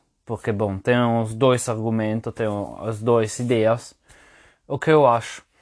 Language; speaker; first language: Portuguese; non-native, fluent; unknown